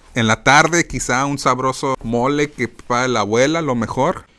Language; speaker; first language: Spanish; native; Spanish